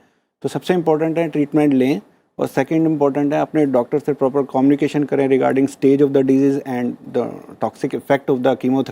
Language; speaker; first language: Hindi; native; Hindi